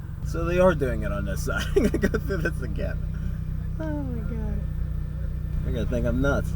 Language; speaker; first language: English; native; English